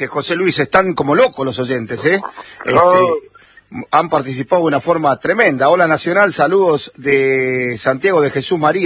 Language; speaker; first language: Spanish; native; Spanish